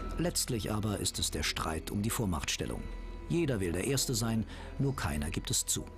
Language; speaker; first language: German; native; German